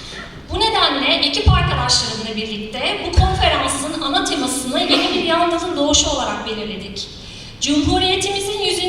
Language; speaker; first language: Turkish; native; Turkish